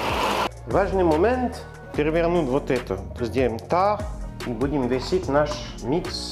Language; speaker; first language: Russian; non-native, learner; French